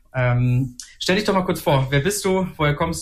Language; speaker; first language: German; native; German